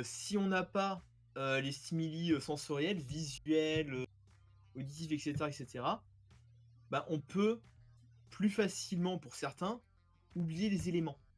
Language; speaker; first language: French; native; French